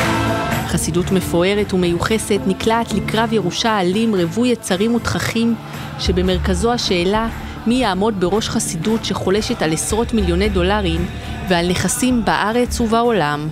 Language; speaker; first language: Hebrew; native; Hebrew